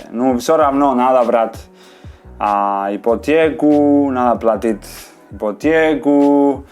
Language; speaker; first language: Russian; non-native, fluent; Spanish